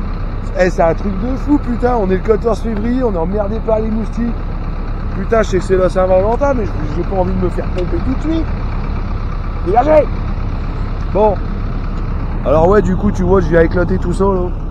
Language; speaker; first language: French; native; French